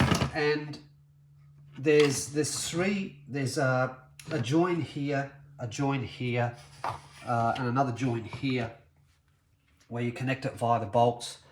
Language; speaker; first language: English; native; English